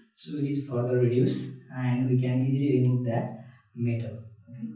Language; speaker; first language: English; non-native, local second language; Nepali